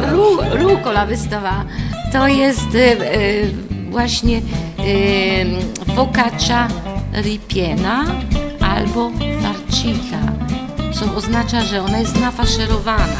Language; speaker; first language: Polish; non-native, fluent; Italian